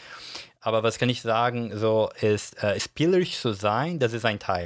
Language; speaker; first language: German; non-native, fluent; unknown